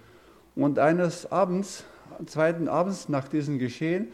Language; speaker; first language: German; non-native, fluent; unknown